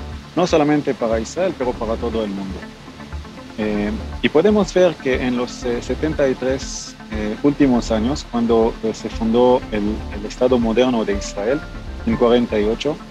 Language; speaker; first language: Spanish; non-native, fluent; Hebrew